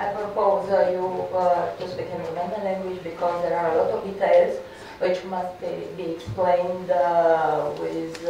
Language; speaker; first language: English; non-native, learner; Romanian